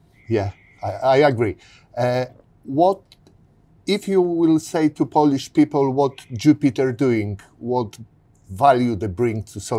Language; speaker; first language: English; non-native, learner; Polish